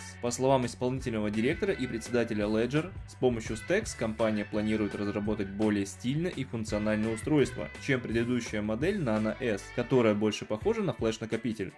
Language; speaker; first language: Russian; native; Russian